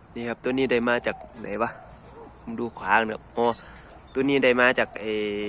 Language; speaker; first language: Thai; native; Thai